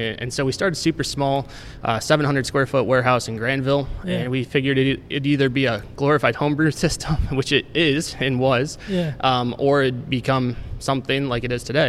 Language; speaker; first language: English; native; English